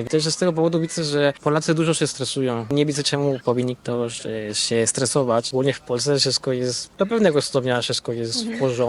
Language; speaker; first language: Polish; non-native, fluent; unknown